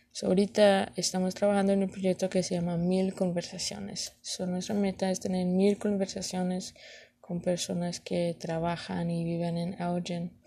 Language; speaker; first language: Spanish; early bilingual, heritage; Spanish